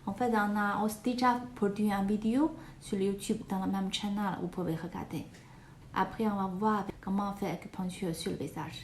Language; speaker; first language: French; non-native, learner; Chinese